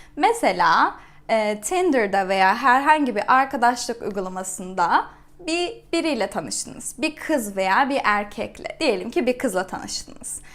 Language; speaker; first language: Turkish; native; Turkish